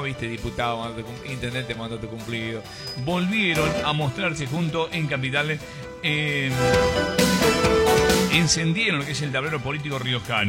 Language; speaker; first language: Spanish; native; Spanish